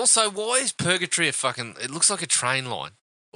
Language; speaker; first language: English; native; English